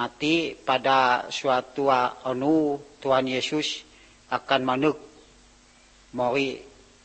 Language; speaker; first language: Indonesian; non-native, local second language; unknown